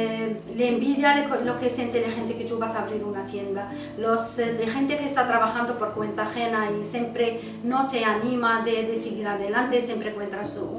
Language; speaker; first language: Spanish; non-native, local second language; Arabic